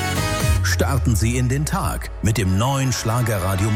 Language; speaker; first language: German; native; German